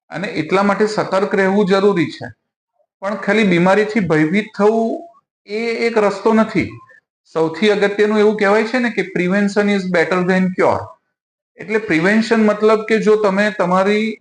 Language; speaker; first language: Gujarati; native; Gujarati